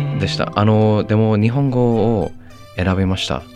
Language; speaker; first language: Japanese; non-native, learner; English